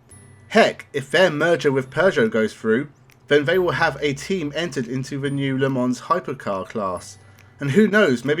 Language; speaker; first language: English; native; English